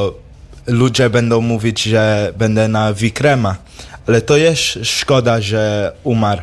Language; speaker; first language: Polish; early bilingual, heritage; English